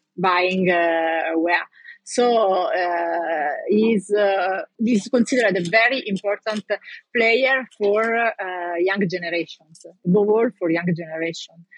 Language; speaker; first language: English; non-native, learner; Italian